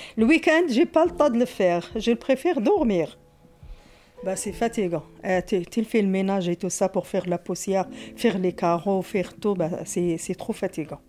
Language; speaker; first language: French; non-native, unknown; Arabic